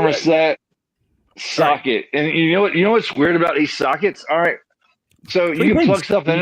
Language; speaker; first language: English; native; English